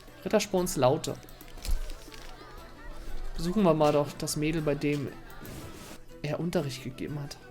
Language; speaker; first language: German; native; German